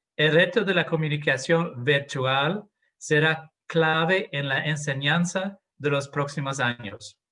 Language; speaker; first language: Spanish; non-native, fluent; English